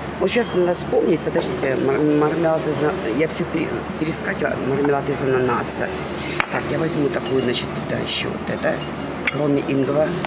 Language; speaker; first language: Russian; native; Russian